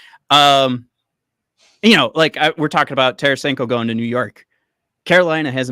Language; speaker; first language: English; native; English